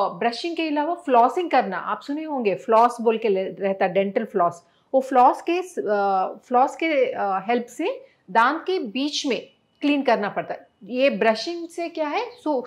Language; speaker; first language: Hindi; non-native, local second language; Telugu